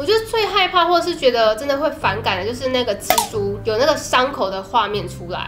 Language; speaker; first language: Chinese; native; Chinese